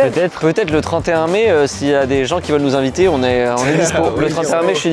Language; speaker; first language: French; native; French